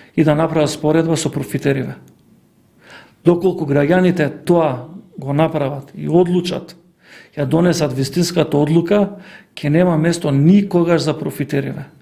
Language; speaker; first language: Macedonian; non-native, local second language; Turkish